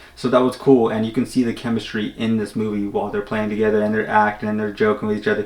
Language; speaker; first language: English; native; English